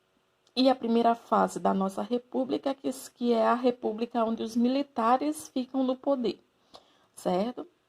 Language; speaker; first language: Portuguese; native; Portuguese